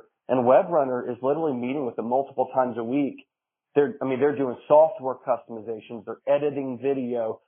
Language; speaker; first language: English; native; English